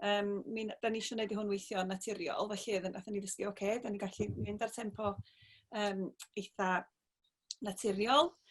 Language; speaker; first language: Welsh; native; Welsh